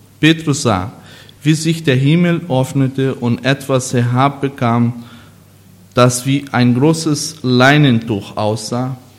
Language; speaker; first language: German; non-native, learner; Portuguese